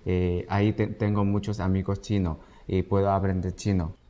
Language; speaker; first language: Spanish; non-native, learner; Chinese